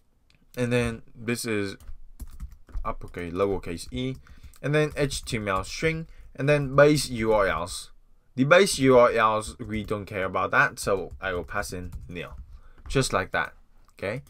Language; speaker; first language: English; non-native, fluent; Vietnamese